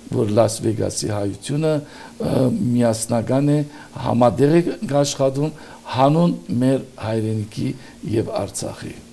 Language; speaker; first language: Armenian; early bilingual, heritage; Armenian